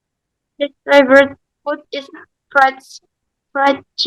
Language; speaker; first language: English; non-native, learner; Indonesian